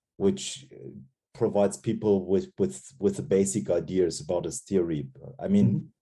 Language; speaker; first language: English; non-native, fluent; German